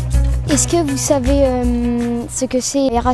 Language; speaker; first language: French; native; French